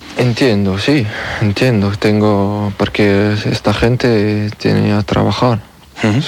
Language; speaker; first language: Spanish; non-native, learner; French